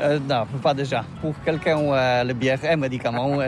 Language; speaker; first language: French; non-native, learner; Polish